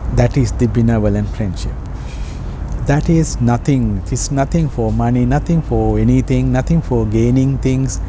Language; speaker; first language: English; non-native, local second language; Sinhala